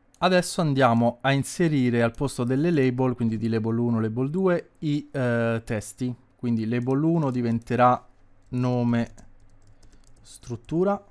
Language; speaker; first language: Italian; native; Italian